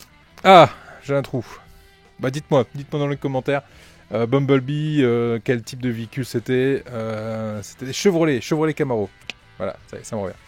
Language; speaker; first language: French; native; French